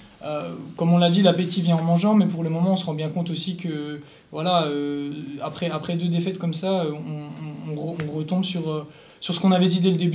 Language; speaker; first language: French; native; French